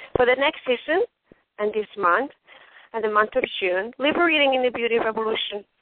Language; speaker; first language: English; non-native, fluent; Spanish